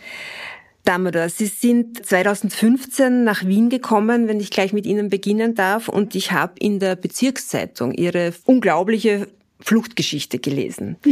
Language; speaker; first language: German; native; German